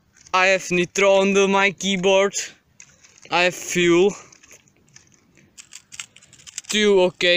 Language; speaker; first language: English; non-native, learner; Czech